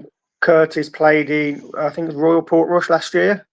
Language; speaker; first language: English; native; English